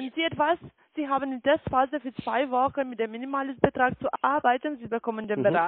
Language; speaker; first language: German; non-native, learner; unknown